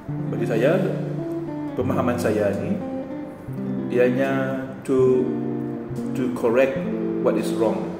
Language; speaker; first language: English; non-native, local second language; Malay